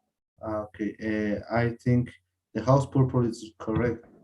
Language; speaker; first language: English; non-native, learner; Spanish